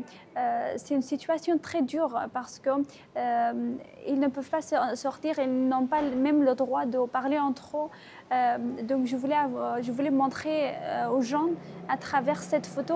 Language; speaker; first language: French; non-native, fluent; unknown